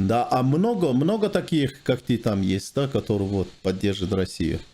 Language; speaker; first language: Russian; non-native, fluent; Armenian